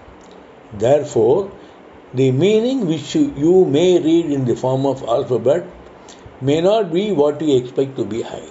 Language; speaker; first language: English; non-native, local second language; Tamil